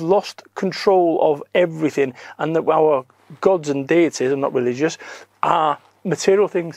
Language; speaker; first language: English; native; English